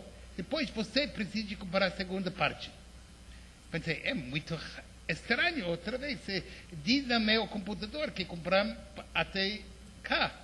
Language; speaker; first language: Portuguese; non-native, fluent; English